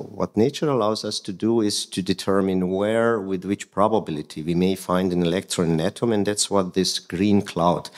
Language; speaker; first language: English; non-native, fluent; Hungarian